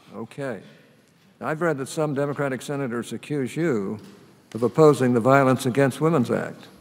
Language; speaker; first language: English; native; English